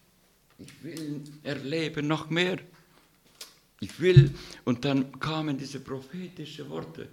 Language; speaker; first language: German; non-native, fluent; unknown